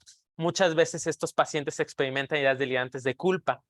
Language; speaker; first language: Spanish; native; Spanish